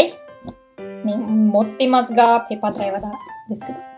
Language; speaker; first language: Japanese; non-native, learner; German